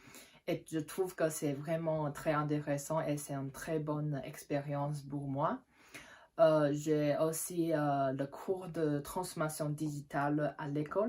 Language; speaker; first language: French; non-native, fluent; Chinese